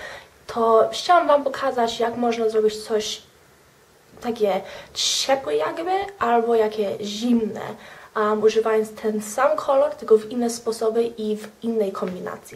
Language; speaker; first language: Polish; early bilingual, heritage; Polish